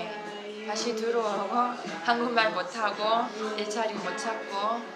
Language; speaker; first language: Korean; non-native, fluent; English